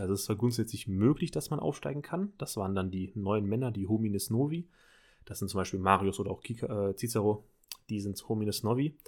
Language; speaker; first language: German; native; German